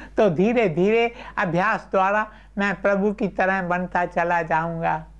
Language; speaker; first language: Urdu; non-native, local second language; Sindhi